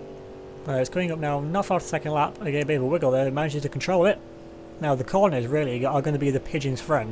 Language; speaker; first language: English; native; English